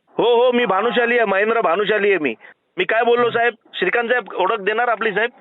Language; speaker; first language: Marathi; non-native, local second language; Gujarati